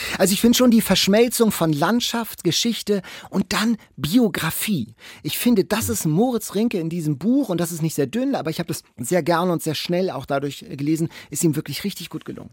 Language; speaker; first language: German; native; German